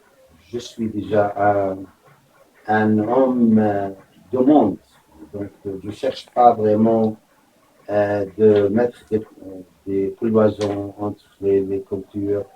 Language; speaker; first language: French; non-native, fluent; Arabic